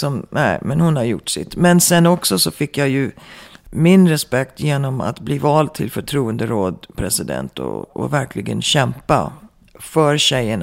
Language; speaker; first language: Swedish; early bilingual, heritage; Swedish